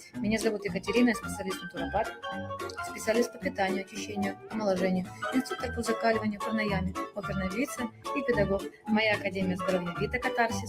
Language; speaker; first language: Russian; native; Russian